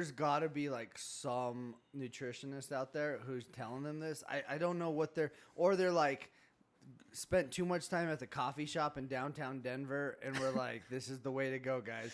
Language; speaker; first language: English; native; English